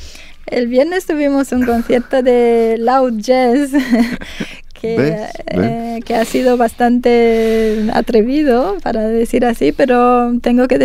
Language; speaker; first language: Spanish; non-native, fluent; Romanian